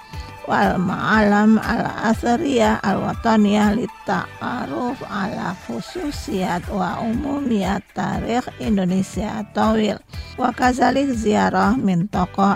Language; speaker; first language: Arabic; non-native, fluent; Indonesian